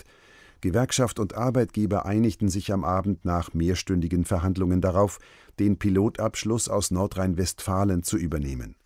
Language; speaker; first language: German; native; German